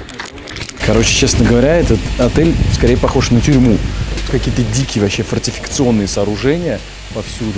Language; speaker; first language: Russian; native; Russian